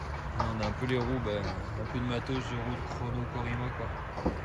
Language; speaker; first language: French; native; French